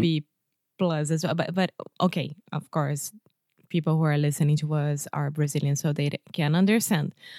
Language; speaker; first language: English; non-native, fluent; Portuguese